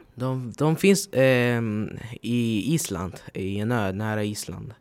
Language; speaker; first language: Swedish; early bilingual, other home language; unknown